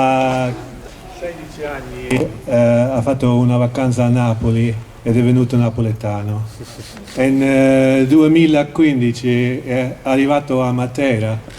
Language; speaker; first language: Italian; non-native, learner; Swedish